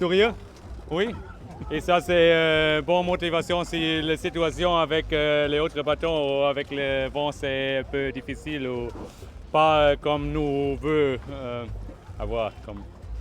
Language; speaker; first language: French; non-native, learner; German